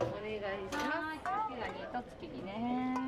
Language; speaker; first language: Japanese; native; Japanese